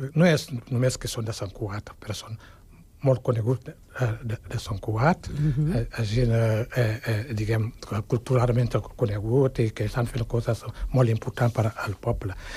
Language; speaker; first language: Catalan; non-native, fluent; Wolof